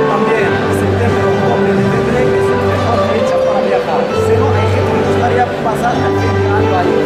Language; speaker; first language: Spanish; non-native, learner; Arabic